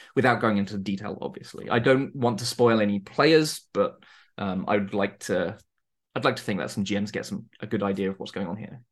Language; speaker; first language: English; native; English